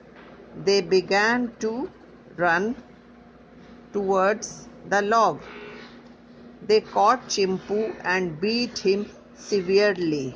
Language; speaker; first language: English; non-native, local second language; Hindi